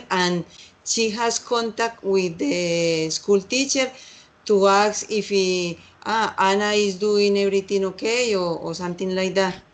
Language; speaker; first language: English; non-native, learner; Spanish